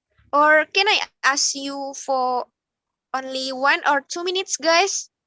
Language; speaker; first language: English; non-native, learner; Indonesian